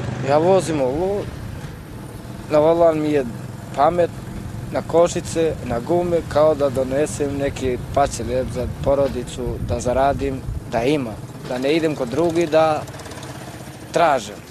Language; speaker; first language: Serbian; non-native, local second language; Romany